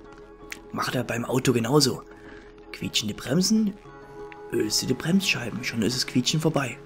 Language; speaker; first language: German; native; German